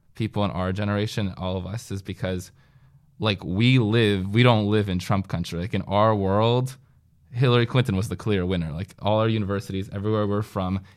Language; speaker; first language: English; native; English